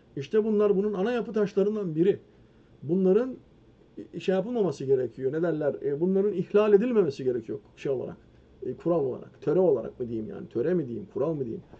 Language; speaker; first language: Turkish; native; Turkish